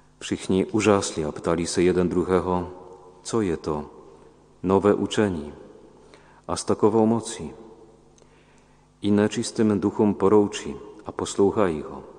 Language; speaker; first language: Czech; non-native, fluent; Polish